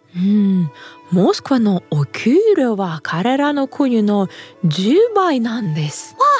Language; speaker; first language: Japanese; non-native, fluent; Russian